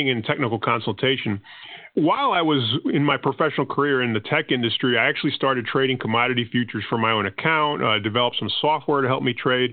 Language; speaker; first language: English; non-native, fluent; Spanish